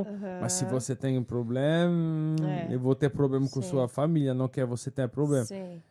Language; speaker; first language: Portuguese; non-native, fluent; French